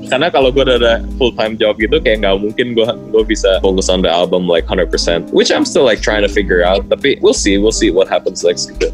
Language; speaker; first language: English; early bilingual, heritage; English